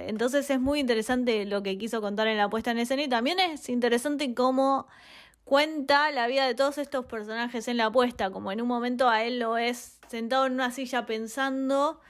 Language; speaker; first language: Spanish; native; Spanish